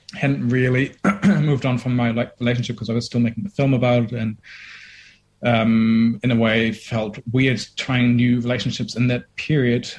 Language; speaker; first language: English; non-native, fluent; German